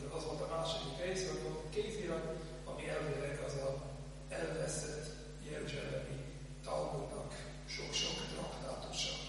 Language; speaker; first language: Hungarian; non-native, fluent; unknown